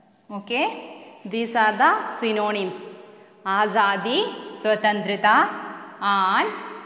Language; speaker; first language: English; non-native, local second language; Malayalam